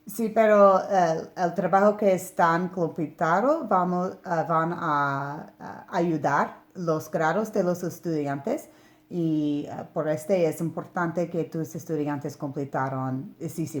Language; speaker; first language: Spanish; non-native, learner; English